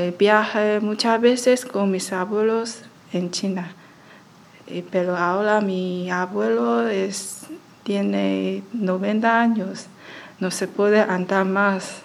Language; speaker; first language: Spanish; non-native, learner; Chinese